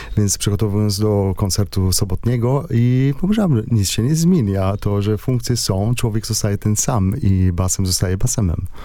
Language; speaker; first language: Polish; non-native, fluent; Arabic